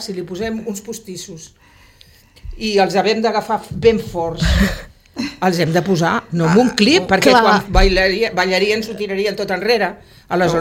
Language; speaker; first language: Catalan; native; Catalan